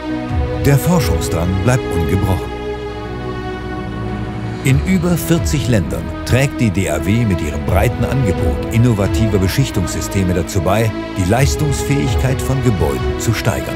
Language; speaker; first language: German; native; German